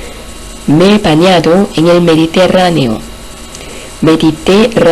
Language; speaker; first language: Spanish; non-native, fluent; Korean